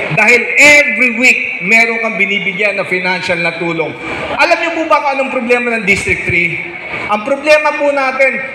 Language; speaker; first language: Filipino; native; Filipino